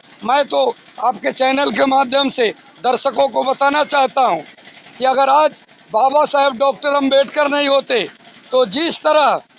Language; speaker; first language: Hindi; native; Hindi